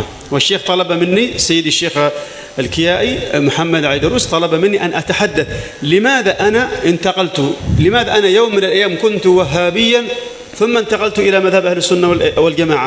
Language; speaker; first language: Arabic; native; Arabic